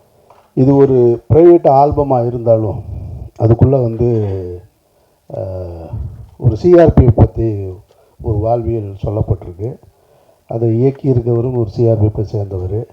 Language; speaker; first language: Tamil; native; Tamil